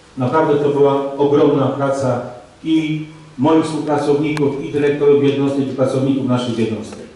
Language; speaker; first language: Polish; native; Polish